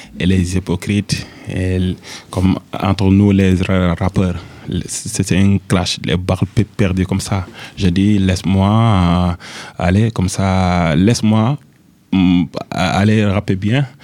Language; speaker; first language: French; non-native, local second language; Wolof